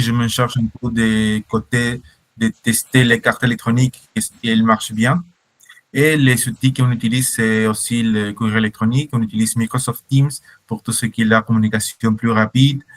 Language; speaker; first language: French; non-native, fluent; Spanish